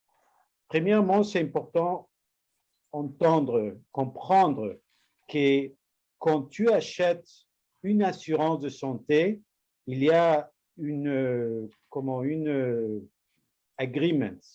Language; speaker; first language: French; non-native, learner; Spanish